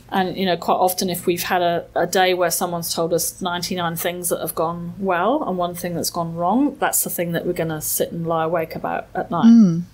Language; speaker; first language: English; native; English